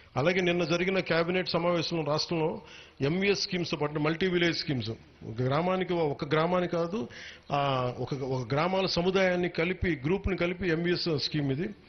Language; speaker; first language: Telugu; native; Telugu